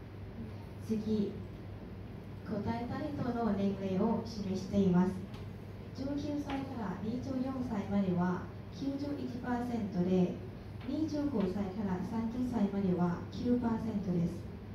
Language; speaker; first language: Japanese; non-native, learner; Thai